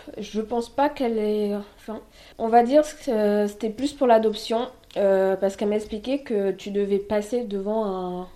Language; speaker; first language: French; early bilingual, other home language; Haitian Creole